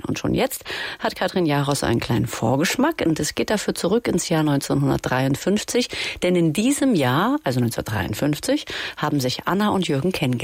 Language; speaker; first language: German; native; German